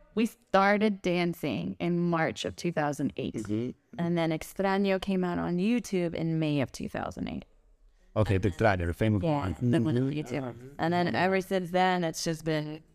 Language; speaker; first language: English; early bilingual, other home language; German